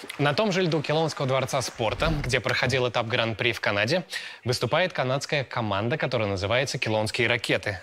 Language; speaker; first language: Russian; native; Russian